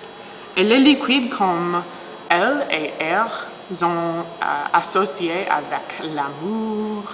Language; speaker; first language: French; non-native, learner; English